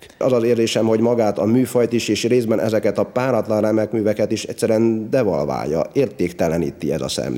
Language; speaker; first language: Hungarian; native; Hungarian